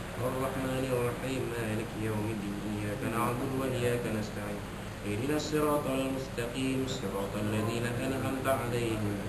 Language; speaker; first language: Arabic; non-native, fluent; Malay